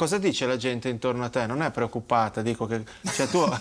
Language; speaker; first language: Italian; native; Italian